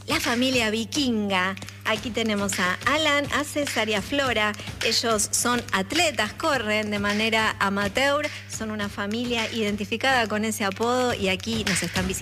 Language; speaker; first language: Spanish; native; Spanish